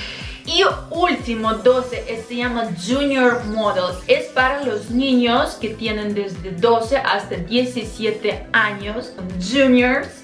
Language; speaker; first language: Spanish; non-native, fluent; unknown